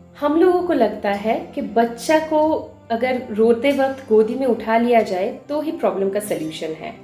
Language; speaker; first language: Hindi; non-native, local second language; Bangla